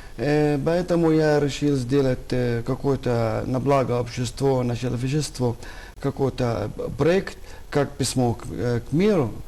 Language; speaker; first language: Russian; non-native, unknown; Arabic